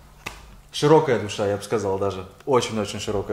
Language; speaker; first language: Russian; native; Russian